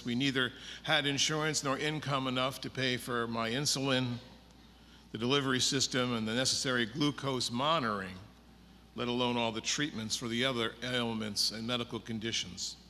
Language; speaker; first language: English; native; English